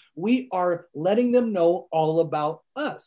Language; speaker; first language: English; early bilingual, other home language; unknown